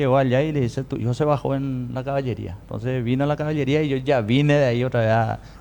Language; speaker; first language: Spanish; native; Spanish